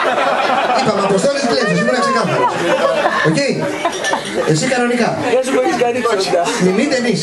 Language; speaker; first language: Greek; native; Greek